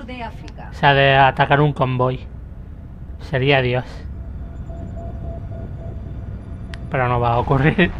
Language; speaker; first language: Spanish; native; Spanish